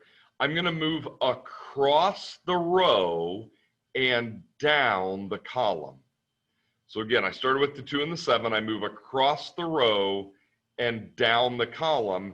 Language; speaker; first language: English; native; English